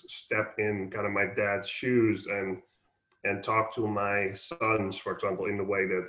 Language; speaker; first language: English; non-native, fluent; Dutch